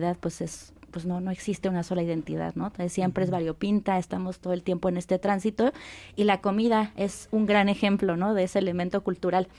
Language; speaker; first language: Spanish; native; Spanish